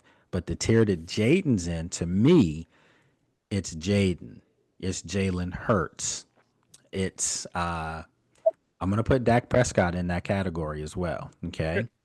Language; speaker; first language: English; native; English